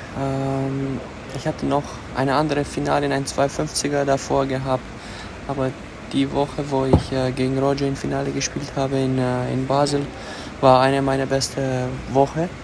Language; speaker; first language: German; early bilingual, other home language; Romanian